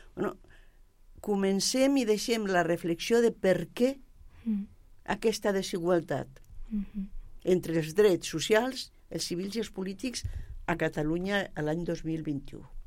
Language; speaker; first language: Catalan; non-native, local second language; Spanish